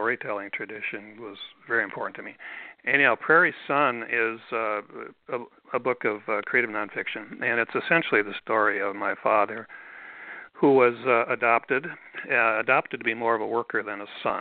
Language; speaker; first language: English; native; English